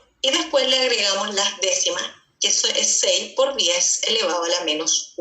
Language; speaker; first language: Spanish; native; Spanish